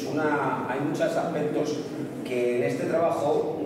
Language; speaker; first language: Spanish; native; Spanish